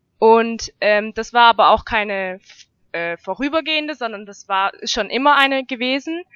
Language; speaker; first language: German; native; German